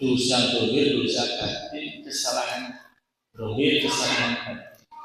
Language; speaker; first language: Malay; non-native, local second language; Javanese